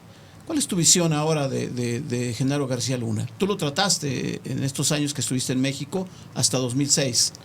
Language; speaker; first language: Spanish; native; Spanish